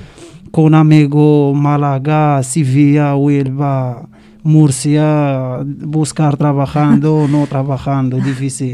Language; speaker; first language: Spanish; non-native, learner; Arabic